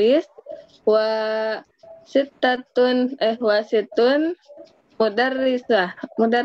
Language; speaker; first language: Arabic; non-native, learner; Indonesian